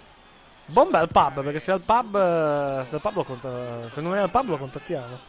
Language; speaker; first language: Italian; native; Italian